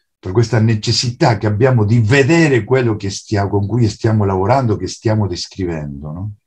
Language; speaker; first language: Italian; non-native, fluent; Spanish